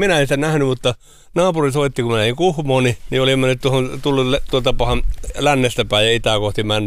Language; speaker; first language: Finnish; native; Finnish